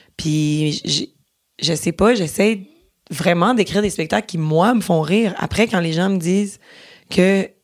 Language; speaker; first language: French; native; French